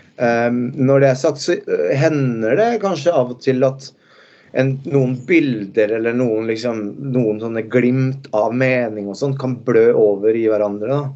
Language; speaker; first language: Norwegian; early bilingual, other home language; Spanish